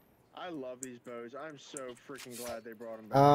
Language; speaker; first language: English; native; English